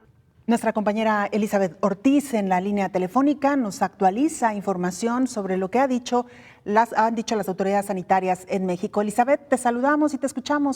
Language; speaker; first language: Spanish; native; Spanish